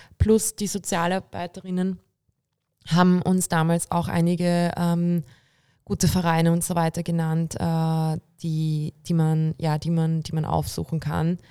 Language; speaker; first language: German; early bilingual, other home language; Bulgarian